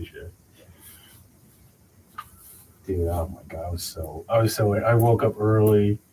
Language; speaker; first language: English; native; English